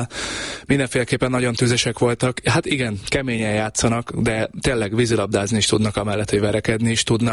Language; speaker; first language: Hungarian; native; Hungarian